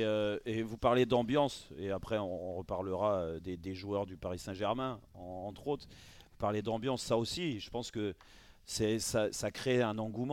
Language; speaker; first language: French; native; French